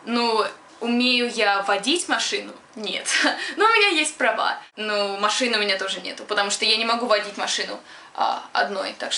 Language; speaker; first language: Russian; early bilingual, other home language; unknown